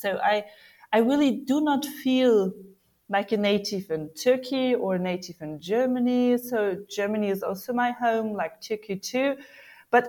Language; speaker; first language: English; non-native, fluent; German